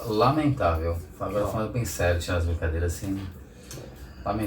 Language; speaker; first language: Portuguese; native; Portuguese